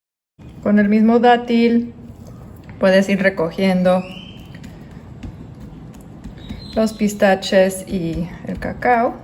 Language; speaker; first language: Spanish; non-native, fluent; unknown